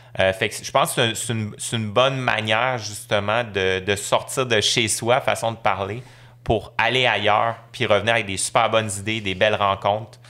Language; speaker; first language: French; native; French